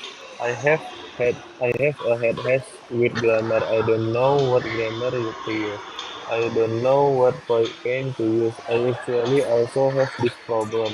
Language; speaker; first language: English; non-native, learner; Indonesian